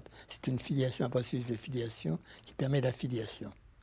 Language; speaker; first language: French; native; French